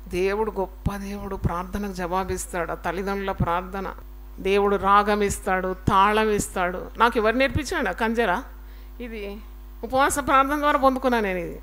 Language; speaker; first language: Telugu; native; Telugu